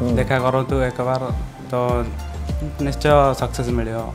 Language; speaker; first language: Hindi; non-native, local second language; Odia